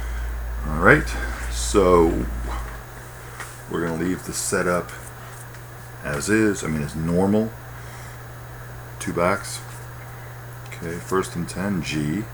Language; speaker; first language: English; native; English